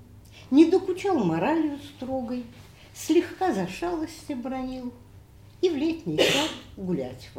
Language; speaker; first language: Russian; native; Russian